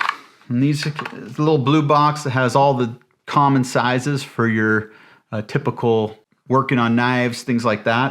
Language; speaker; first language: English; native; English